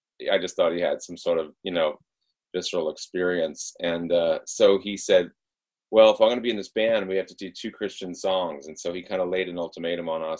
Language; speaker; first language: English; native; English